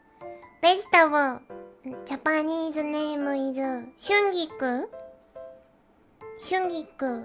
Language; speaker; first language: English; non-native, learner; Japanese